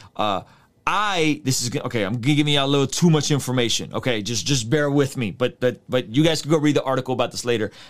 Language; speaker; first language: English; early bilingual, other home language; Russian